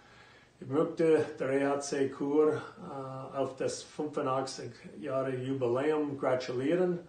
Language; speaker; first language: German; non-native, fluent; English